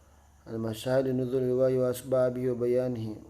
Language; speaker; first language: Arabic; non-native, fluent; Indonesian